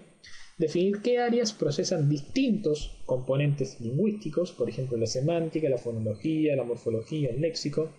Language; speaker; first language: Spanish; native; Spanish